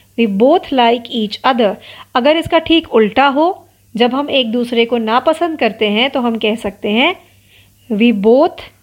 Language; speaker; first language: Hindi; non-native, local second language; Marathi